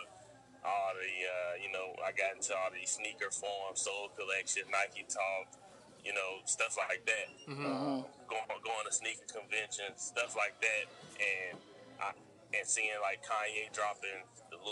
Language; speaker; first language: English; native; English